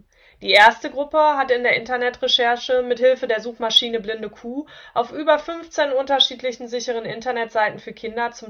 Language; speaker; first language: German; native; German